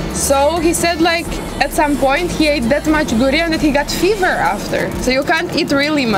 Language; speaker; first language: English; non-native, fluent; Romanian